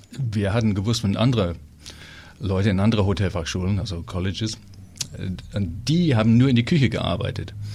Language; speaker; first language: German; non-native, fluent; English